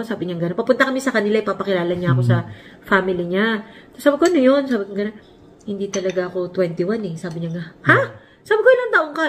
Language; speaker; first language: Filipino; native; Filipino